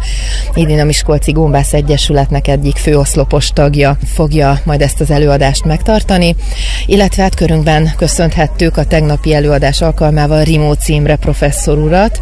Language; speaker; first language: Hungarian; native; Hungarian